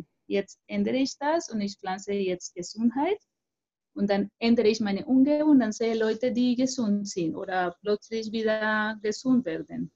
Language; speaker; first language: German; non-native, fluent; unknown